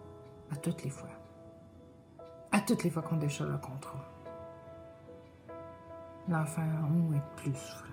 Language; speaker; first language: French; native; French